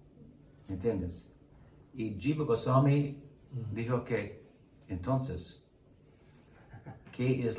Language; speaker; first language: Spanish; non-native, learner; English